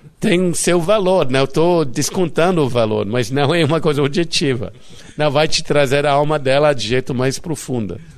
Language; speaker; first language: Portuguese; non-native, fluent; English